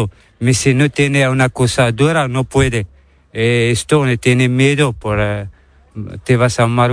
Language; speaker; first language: Spanish; non-native, learner; Arabic